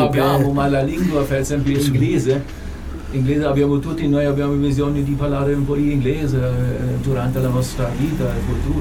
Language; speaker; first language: Italian; non-native, fluent; German